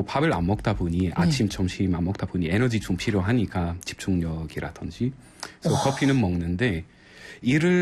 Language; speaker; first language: Korean; non-native, fluent; Arabic